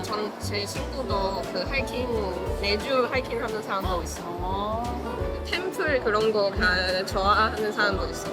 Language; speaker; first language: Korean; non-native, learner; Chinese